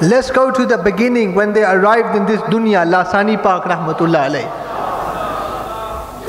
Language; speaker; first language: English; native; English